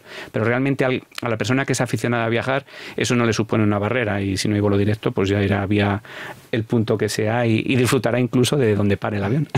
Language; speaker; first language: Spanish; native; Spanish